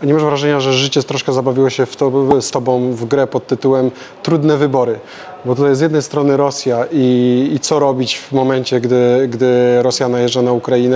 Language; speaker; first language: Polish; native; Polish